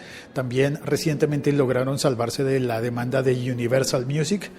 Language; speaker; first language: Spanish; native; Spanish